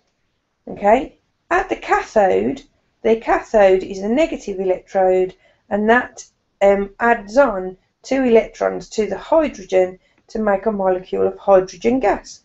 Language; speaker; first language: English; native; English